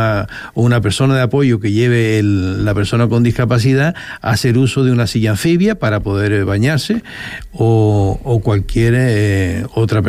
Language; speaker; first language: Spanish; native; Spanish